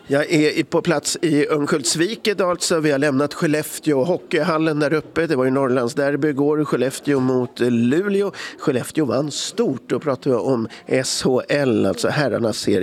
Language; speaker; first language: Swedish; native; Swedish